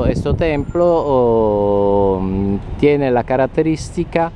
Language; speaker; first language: Spanish; non-native, learner; Italian